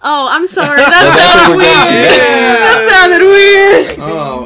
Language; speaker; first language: English; native; English